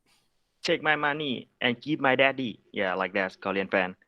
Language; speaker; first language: English; non-native, learner; Thai